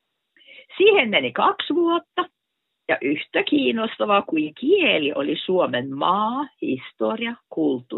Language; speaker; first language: Finnish; non-native, fluent; Norwegian